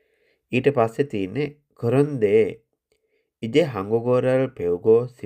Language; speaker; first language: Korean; non-native, fluent; Sinhala